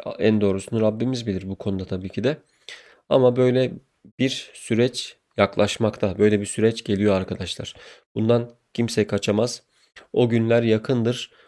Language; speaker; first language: Turkish; native; Turkish